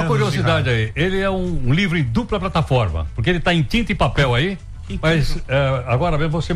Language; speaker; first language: Portuguese; native; Portuguese